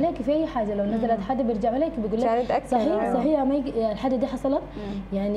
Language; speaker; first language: Arabic; native; Arabic